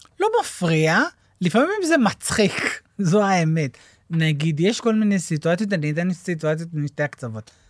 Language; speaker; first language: Hebrew; native; Hebrew